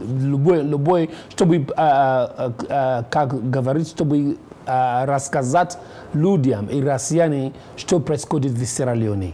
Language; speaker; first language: Russian; non-native, learner; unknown